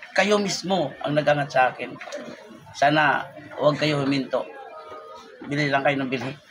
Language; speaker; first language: Filipino; non-native, local second language; Waray